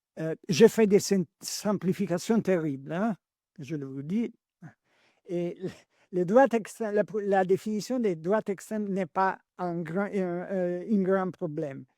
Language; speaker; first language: French; non-native, learner; Italian